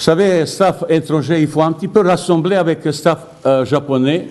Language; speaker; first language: French; non-native, fluent; Bosnian